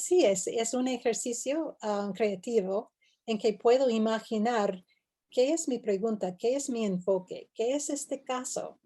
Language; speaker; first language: Spanish; non-native, fluent; English